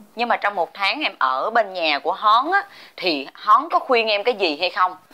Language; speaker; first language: Vietnamese; native; Vietnamese